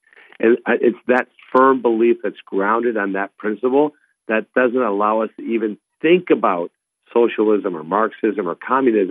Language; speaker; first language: English; non-native, fluent; Spanish